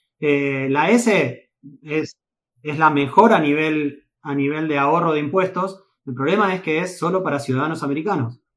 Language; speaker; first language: Spanish; native; Spanish